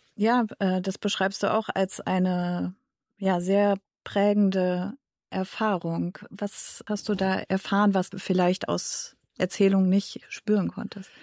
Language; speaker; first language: German; native; German